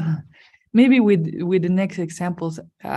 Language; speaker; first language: English; non-native, learner; Spanish